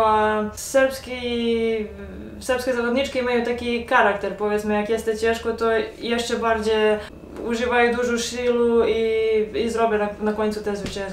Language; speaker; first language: Polish; non-native, learner; Serbian